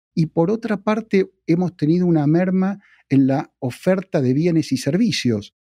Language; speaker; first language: Spanish; native; Spanish